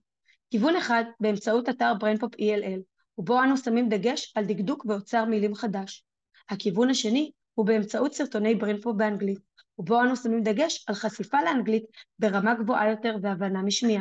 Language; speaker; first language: Hebrew; native; Hebrew